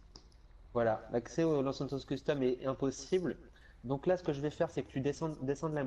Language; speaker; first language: French; native; French